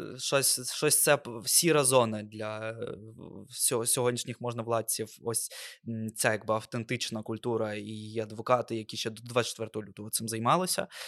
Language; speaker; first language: Ukrainian; non-native, local second language; Russian